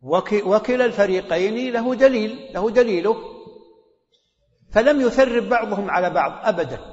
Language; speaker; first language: Arabic; native; Arabic